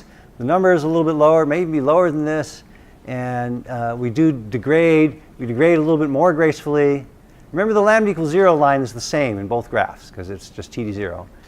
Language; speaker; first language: English; native; English